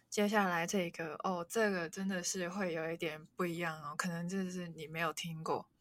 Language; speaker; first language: Chinese; non-native, local second language; Cantonese